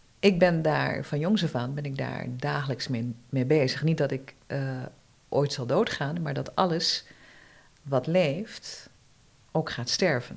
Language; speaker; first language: Dutch; early bilingual, other home language; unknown